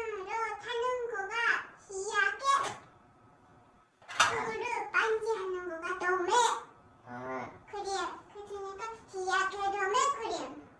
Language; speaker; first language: Korean; non-native, fluent; Japanese